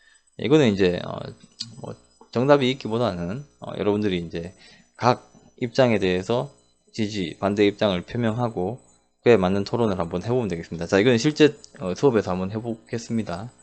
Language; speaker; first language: Korean; native; Korean